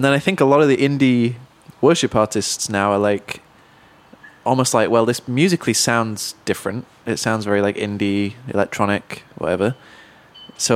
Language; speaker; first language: English; native; English